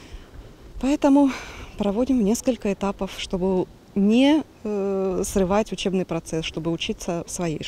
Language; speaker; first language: Russian; native; Russian